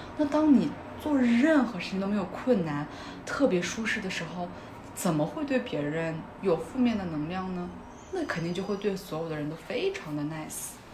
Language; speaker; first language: Chinese; non-native, local second language; Kazakh